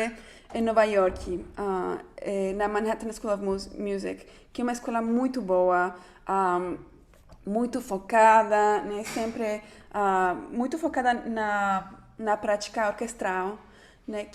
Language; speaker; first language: Portuguese; non-native, fluent; Spanish